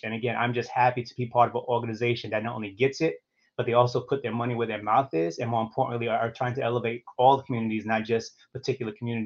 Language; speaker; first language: English; native; English